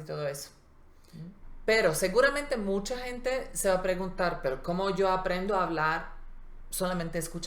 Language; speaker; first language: Spanish; non-native, fluent; Slovak